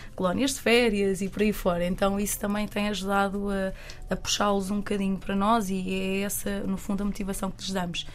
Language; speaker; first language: Portuguese; native; Portuguese